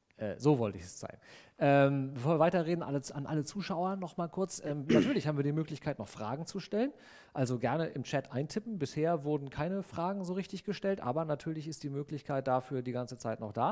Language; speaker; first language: German; native; German